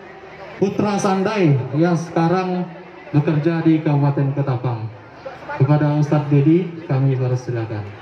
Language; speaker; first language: Indonesian; native; Indonesian